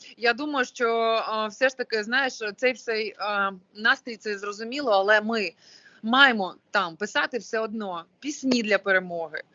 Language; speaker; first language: Ukrainian; non-native, local second language; Russian